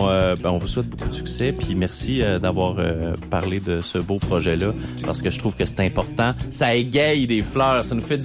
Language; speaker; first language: French; native; French